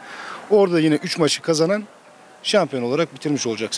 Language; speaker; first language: Turkish; native; Turkish